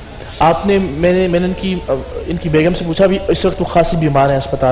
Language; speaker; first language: Urdu; native; Urdu